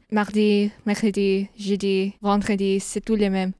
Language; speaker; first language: French; non-native, learner; Filipino